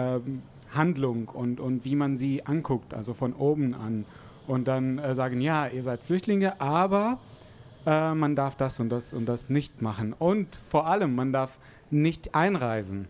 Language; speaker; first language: German; non-native, fluent; Arabic